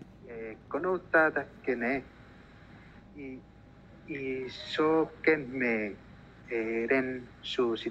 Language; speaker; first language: Japanese; non-native, learner; Spanish